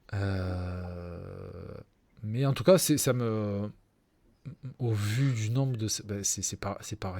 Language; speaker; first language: French; native; French